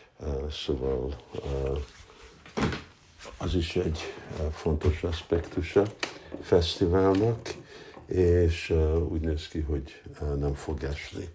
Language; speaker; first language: Hungarian; early bilingual, heritage; Hungarian